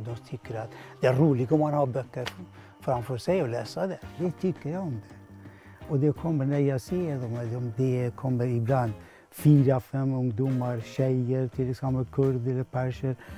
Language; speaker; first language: Swedish; non-native, fluent; Persian